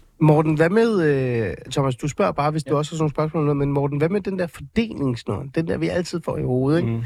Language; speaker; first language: Danish; native; Danish